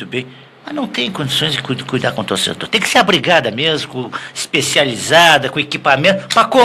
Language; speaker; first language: Portuguese; native; Portuguese